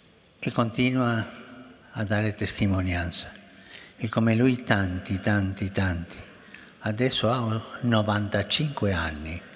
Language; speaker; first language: Italian; non-native, fluent; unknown